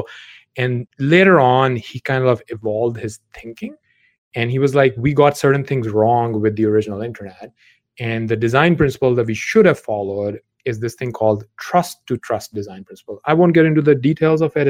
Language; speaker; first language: English; non-native, local second language; Punjabi